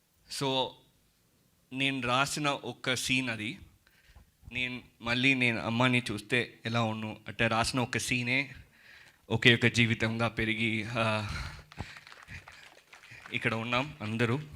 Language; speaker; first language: Telugu; early bilingual, heritage; Telugu